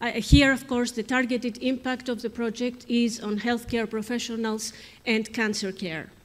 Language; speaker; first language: English; non-native, fluent; Greek